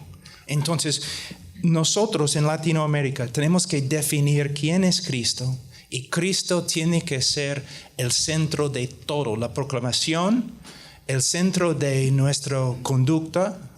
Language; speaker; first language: Spanish; non-native, fluent; English